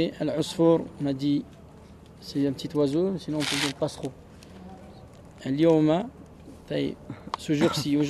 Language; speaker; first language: Arabic; non-native, learner; French